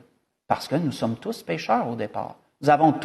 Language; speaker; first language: French; native; French